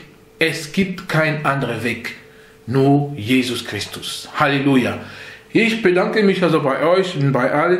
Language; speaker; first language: German; non-native, fluent; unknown